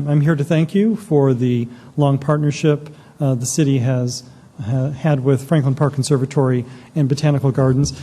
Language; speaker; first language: English; native; English